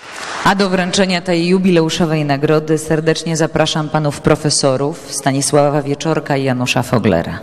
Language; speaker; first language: Polish; native; Polish